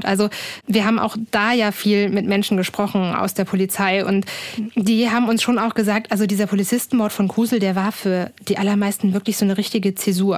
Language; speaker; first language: German; native; German